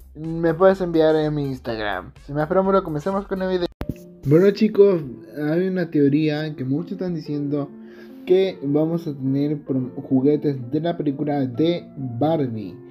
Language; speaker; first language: Spanish; native; Spanish